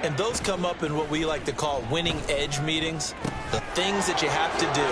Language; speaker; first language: English; native; English